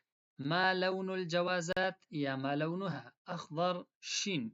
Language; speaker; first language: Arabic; non-native, fluent; Pashto